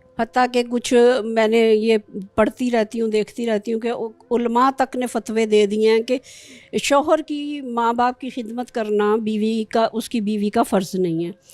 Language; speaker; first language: Urdu; non-native, local second language; Pashto